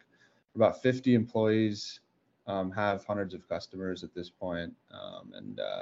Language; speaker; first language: English; native; English